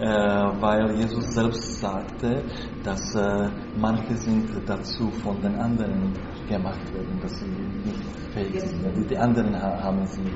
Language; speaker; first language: German; non-native, learner; Slovak